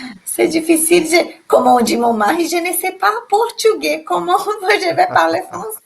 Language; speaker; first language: French; non-native, learner; Portuguese